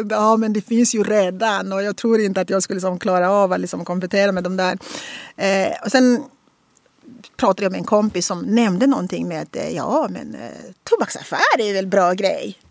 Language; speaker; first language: Swedish; non-native, fluent; Portuguese